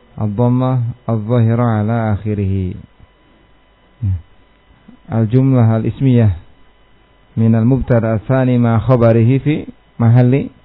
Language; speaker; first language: Arabic; non-native, fluent; Indonesian